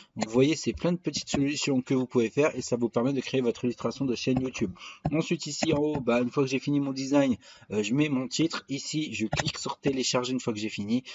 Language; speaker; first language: French; native; French